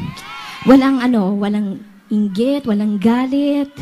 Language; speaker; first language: Filipino; native; Filipino